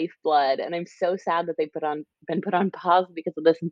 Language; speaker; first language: English; native; English